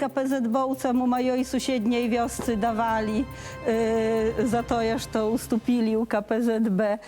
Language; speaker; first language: Polish; non-native, learner; Belarusian